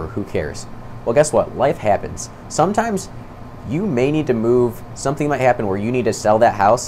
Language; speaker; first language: English; native; English